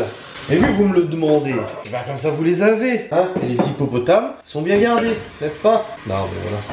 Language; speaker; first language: French; native; French